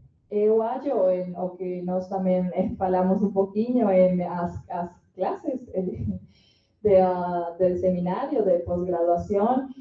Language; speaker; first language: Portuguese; non-native, learner; Spanish